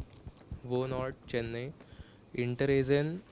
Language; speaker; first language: German; non-native, learner; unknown